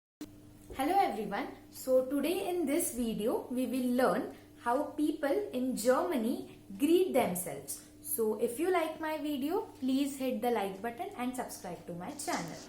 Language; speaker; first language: English; non-native, local second language; Hindi